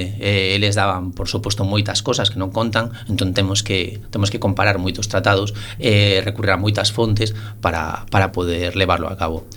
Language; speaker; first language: Galician; non-native, local second language; Spanish